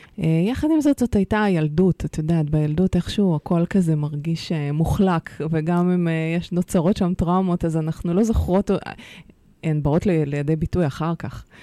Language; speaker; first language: Hebrew; early bilingual, other home language; Russian